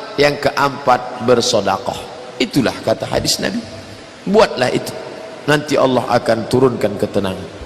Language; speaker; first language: Malay; native; Malay